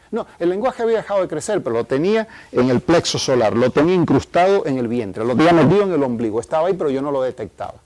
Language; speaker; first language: Spanish; native; Spanish